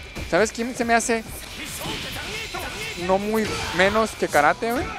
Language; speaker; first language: Spanish; native; Spanish